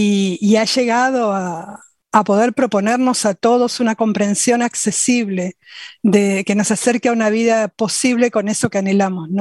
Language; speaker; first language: Spanish; native; Spanish